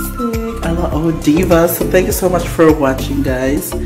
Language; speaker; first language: English; non-native, local second language; Filipino